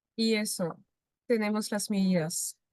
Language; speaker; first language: Spanish; non-native, fluent; French